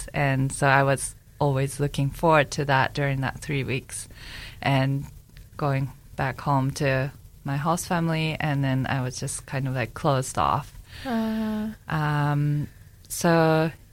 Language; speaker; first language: English; non-native, fluent; Japanese